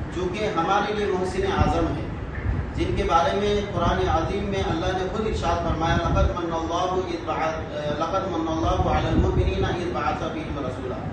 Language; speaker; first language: Urdu; native; Urdu